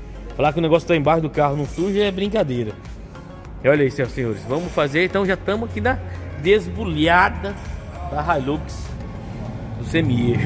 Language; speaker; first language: Portuguese; native; Portuguese